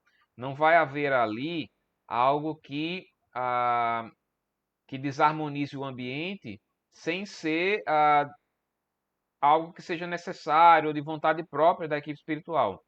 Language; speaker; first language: Portuguese; native; Portuguese